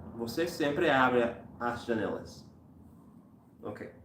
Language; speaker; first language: Portuguese; non-native, learner; English